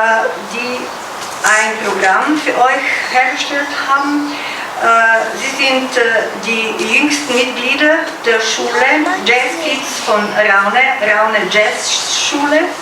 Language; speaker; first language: German; non-native, fluent; Slovenian